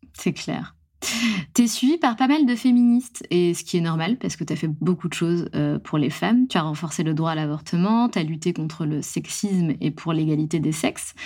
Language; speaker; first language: French; native; French